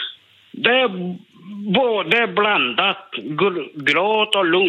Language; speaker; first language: Swedish; non-native, learner; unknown